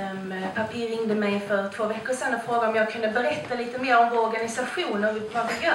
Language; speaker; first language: Swedish; native; Swedish